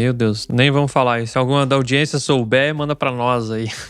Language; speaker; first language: Portuguese; native; Portuguese